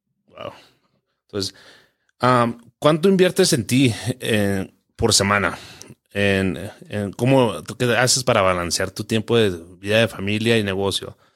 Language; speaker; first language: Spanish; early bilingual, heritage; Spanish